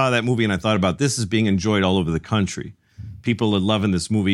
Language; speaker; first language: English; early bilingual, other home language; Spanish